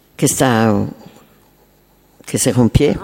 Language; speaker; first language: Spanish; non-native, learner; French